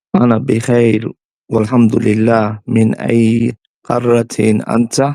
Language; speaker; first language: Arabic; non-native, learner; English